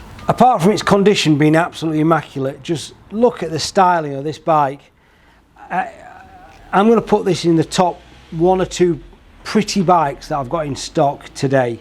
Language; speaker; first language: English; native; English